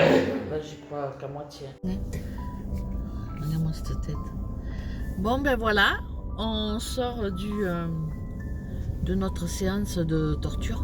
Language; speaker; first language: French; native; French